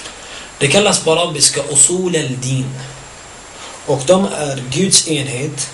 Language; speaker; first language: Swedish; early bilingual, other home language; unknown